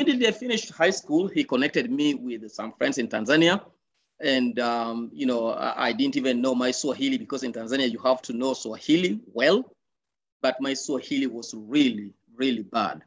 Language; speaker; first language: English; non-native, local second language; Luo (Kenya and Tanzania)